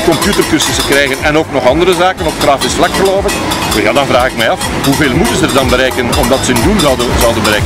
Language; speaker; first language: Dutch; native; Dutch